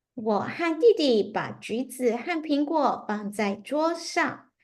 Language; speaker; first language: Chinese; native; Chinese